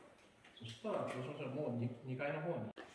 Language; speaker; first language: Japanese; native; Japanese